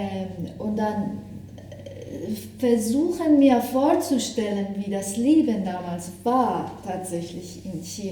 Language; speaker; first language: German; non-native, fluent; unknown